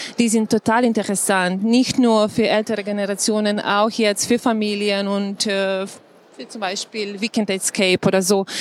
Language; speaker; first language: German; non-native, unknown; Slovenian